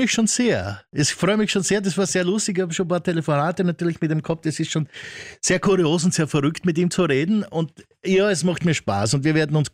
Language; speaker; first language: German; native; German